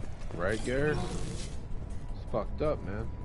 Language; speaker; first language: English; native; English